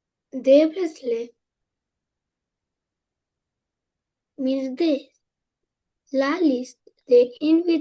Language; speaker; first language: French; non-native, learner; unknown